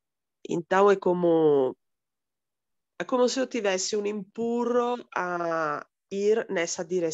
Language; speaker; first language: Portuguese; non-native, fluent; Italian